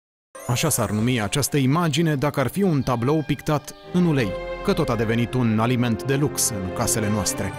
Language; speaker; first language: Romanian; native; Romanian